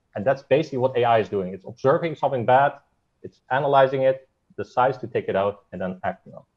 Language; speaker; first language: English; non-native, fluent; Dutch